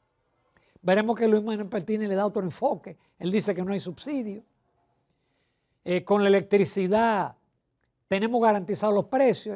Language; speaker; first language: Spanish; native; Spanish